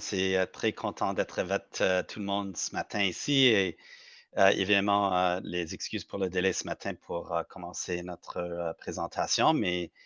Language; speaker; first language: French; non-native, learner; English